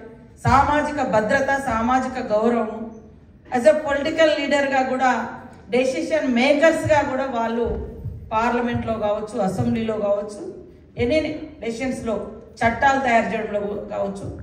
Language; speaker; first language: Telugu; native; Telugu